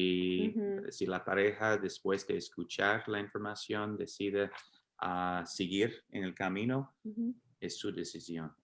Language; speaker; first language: Spanish; non-native, fluent; English